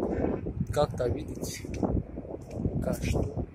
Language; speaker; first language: Russian; non-native, fluent; Tajik